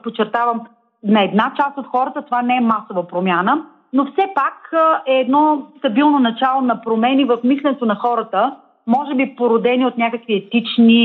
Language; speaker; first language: Bulgarian; native; Bulgarian